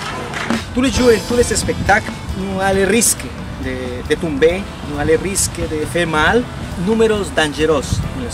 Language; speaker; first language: French; non-native, learner; Spanish